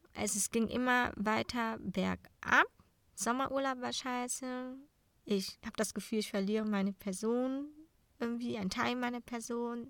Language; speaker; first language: German; non-native, fluent; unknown